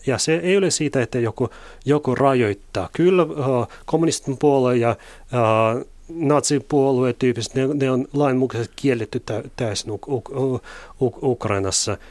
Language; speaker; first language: Finnish; non-native, fluent; Russian